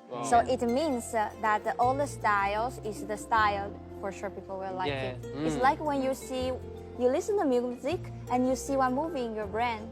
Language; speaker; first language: English; non-native, learner; Chinese